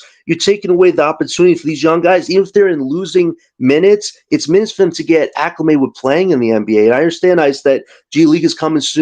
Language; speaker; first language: English; native; English